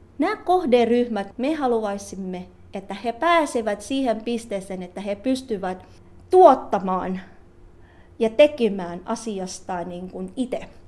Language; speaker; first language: Finnish; non-native, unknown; Filipino